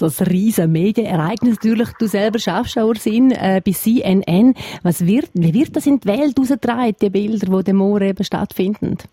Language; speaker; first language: German; native; German